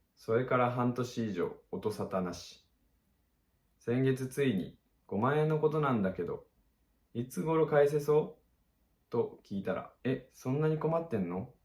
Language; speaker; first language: Japanese; native; Japanese